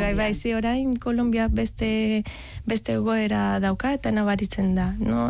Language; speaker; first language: Basque; non-native, learner; Spanish